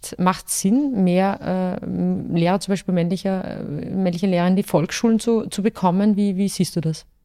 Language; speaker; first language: German; native; German